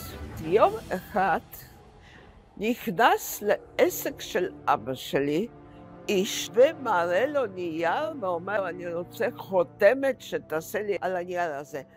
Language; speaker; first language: Hebrew; non-native, fluent; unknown